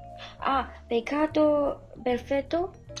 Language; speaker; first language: Italian; non-native, learner; Chinese